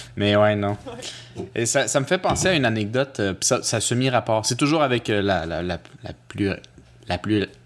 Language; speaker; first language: French; early bilingual, other home language; Spanish